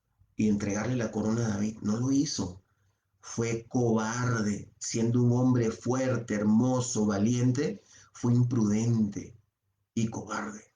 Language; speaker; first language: Spanish; native; Spanish